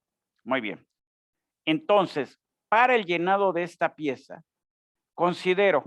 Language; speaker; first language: Spanish; native; Spanish